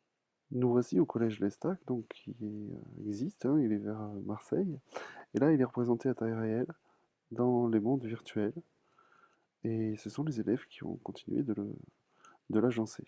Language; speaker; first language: French; native; French